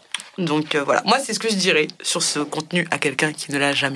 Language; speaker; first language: French; native; French